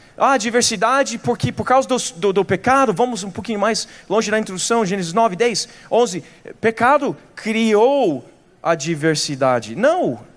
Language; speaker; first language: Portuguese; non-native, fluent; English